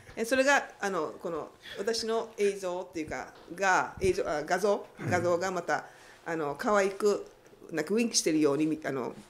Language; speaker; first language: Japanese; native; Japanese